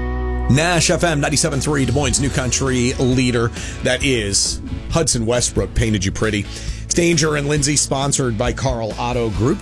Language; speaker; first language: English; native; English